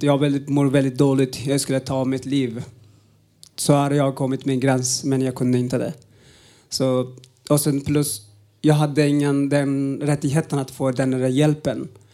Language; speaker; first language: Swedish; non-native, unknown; Uzbek